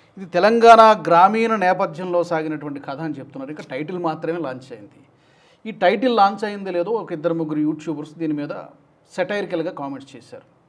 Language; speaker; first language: Telugu; native; Telugu